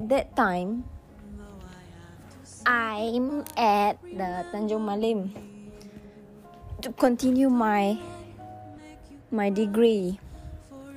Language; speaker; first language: English; non-native, local second language; Malay